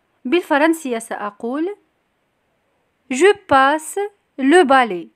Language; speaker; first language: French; non-native, local second language; Arabic